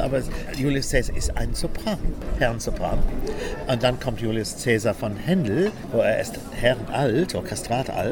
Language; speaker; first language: German; non-native, learner; English